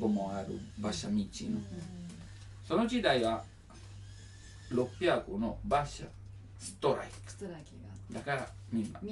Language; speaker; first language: Japanese; non-native, learner; Italian